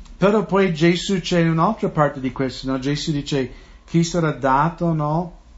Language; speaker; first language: Italian; non-native, fluent; English